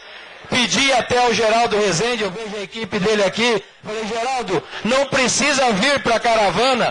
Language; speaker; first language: Portuguese; native; Portuguese